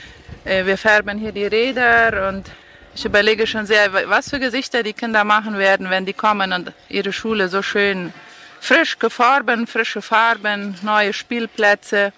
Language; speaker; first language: German; non-native, fluent; Spanish